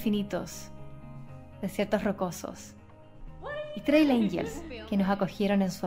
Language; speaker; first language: Spanish; native; Spanish